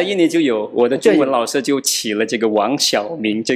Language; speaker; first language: Chinese; non-native, fluent; Madurese